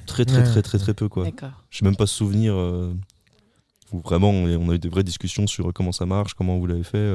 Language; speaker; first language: French; native; French